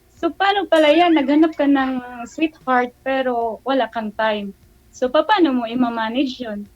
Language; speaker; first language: Filipino; non-native, local second language; Hiligaynon